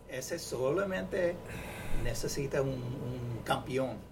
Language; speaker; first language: Spanish; non-native, fluent; English